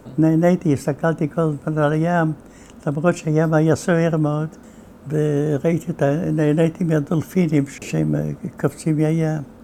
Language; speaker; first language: Hebrew; non-native, fluent; Yiddish